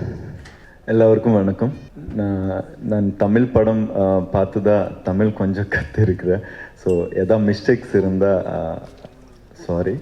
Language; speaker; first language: Tamil; non-native, learner; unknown